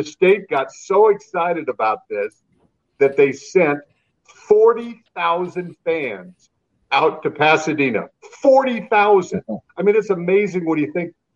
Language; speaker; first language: English; native; English